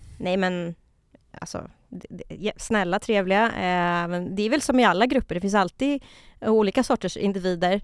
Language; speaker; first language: Swedish; early bilingual, other home language; Kurdish